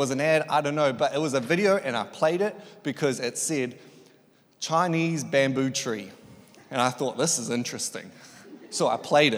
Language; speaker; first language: English; native; English